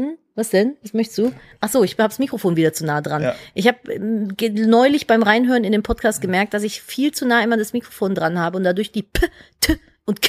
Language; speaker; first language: German; native; German